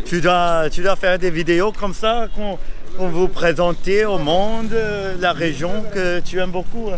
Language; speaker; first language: French; non-native, fluent; English